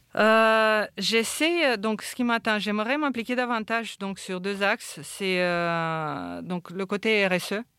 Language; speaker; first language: French; non-native, fluent; Romanian